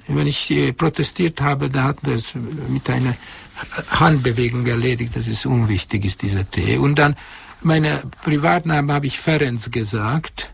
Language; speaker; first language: German; non-native, fluent; Hungarian